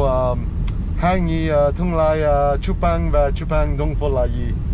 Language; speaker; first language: Vietnamese; non-native, learner; English